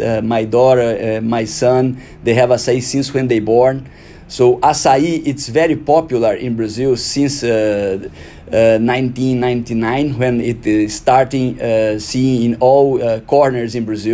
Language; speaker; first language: English; non-native, fluent; Portuguese